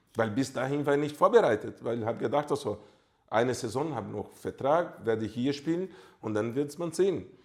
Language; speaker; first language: German; non-native, fluent; Portuguese